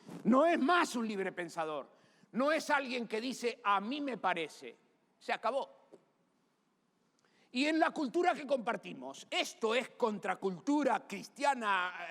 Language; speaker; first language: Spanish; native; Spanish